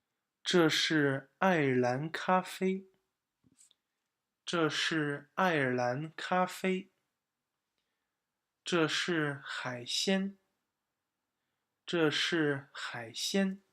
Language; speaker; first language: Chinese; non-native, fluent; English